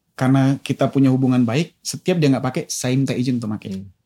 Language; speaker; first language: Indonesian; native; Indonesian